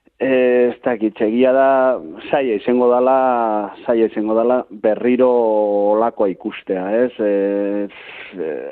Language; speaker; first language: Basque; native; Basque